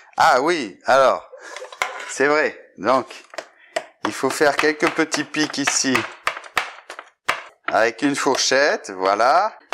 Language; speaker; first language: French; native; French